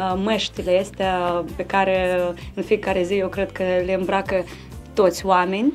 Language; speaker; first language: Romanian; non-native, local second language; Russian